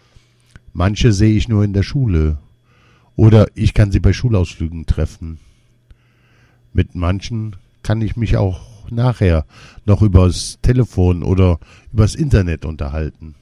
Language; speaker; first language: German; non-native, learner; Kurdish